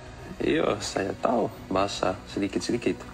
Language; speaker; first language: Indonesian; non-native, learner; Dutch